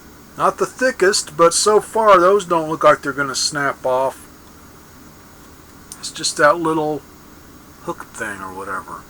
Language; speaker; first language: English; native; English